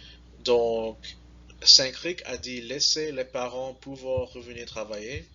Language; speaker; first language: French; non-native, learner; English